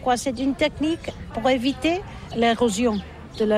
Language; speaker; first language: French; non-native, learner; Catalan